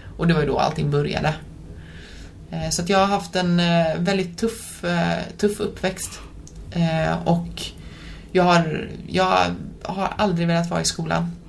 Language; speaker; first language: Swedish; early bilingual, other home language; Polish